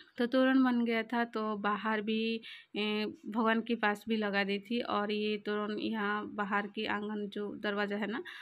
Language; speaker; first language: Hindi; non-native, local second language; Odia